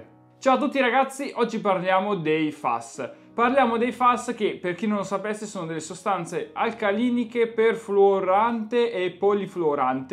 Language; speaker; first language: Italian; native; Italian